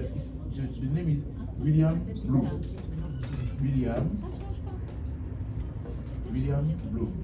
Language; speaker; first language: English; non-native, learner; French